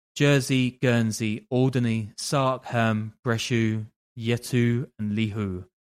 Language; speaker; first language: English; native; English